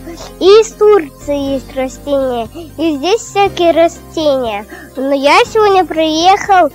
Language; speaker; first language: Russian; non-native, learner; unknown